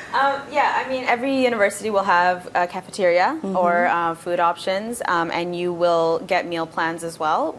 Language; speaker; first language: English; non-native, local second language; Bangla